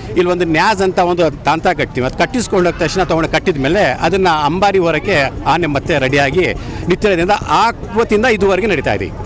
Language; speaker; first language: Kannada; non-native, local second language; Urdu